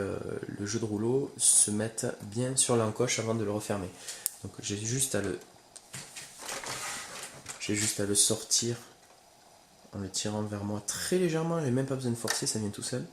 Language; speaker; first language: French; native; French